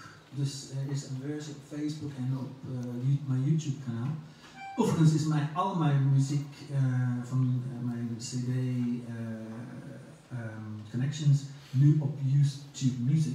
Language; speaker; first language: Dutch; non-native, learner; English